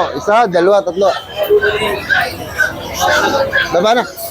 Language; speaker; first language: Filipino; native; Filipino